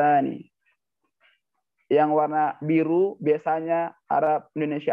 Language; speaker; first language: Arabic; non-native, learner; Indonesian